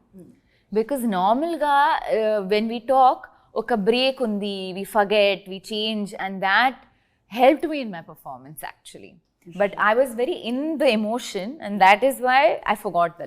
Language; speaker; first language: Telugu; non-native, learner; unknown